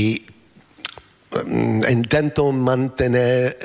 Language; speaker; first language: Spanish; non-native, learner; English